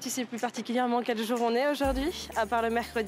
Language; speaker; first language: French; native; French